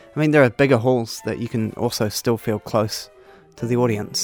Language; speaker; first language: English; native; English